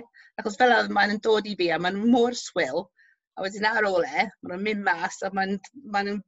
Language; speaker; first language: Welsh; non-native, local second language; English